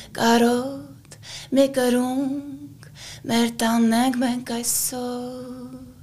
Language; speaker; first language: Armenian; early bilingual, heritage; Armenian